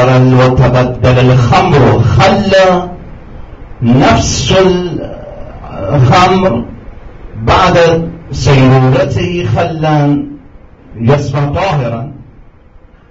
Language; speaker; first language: Arabic; non-native, fluent; Persian